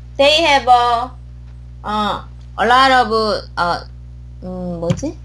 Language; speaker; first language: English; non-native, learner; Korean